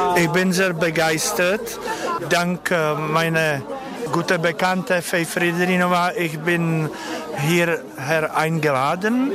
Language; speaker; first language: German; non-native, fluent; Czech